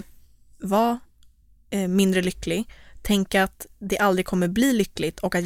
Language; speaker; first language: Swedish; native; Swedish